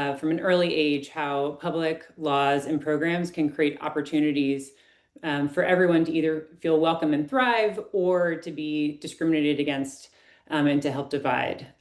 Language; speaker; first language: English; native; English